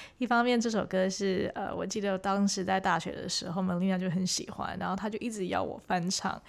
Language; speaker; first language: Chinese; early bilingual, heritage; Chinese